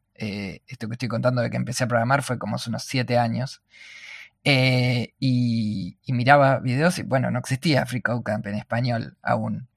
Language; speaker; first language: Spanish; native; Spanish